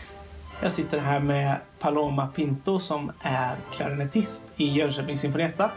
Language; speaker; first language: Swedish; native; Swedish